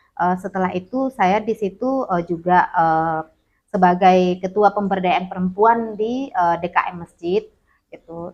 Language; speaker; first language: Indonesian; non-native, local second language; Minangkabau